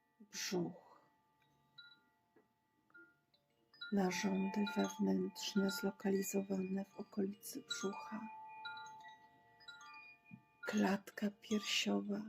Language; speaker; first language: Polish; native; Polish